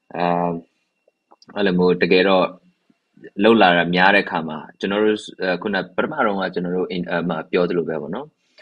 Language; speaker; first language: Burmese; non-native, local second language; Hakha Chin